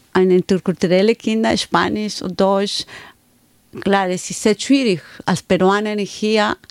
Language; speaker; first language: German; non-native, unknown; Spanish